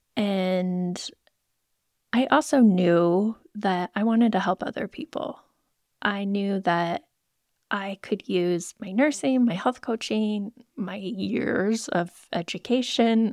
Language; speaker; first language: English; native; English